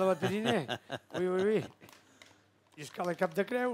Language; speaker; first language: French; non-native, fluent; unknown